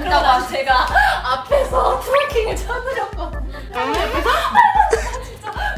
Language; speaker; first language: Korean; native; Korean